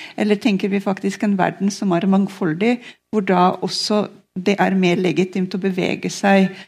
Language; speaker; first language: Norwegian; non-native, fluent; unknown